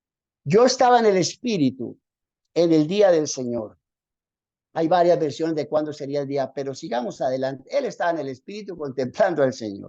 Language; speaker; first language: Spanish; native; Spanish